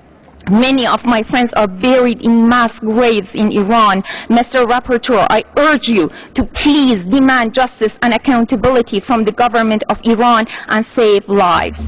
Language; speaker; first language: English; non-native, fluent; Persian